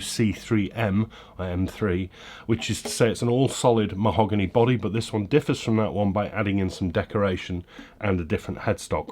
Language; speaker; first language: English; native; English